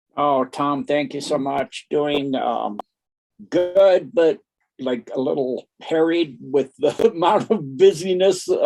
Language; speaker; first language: English; native; English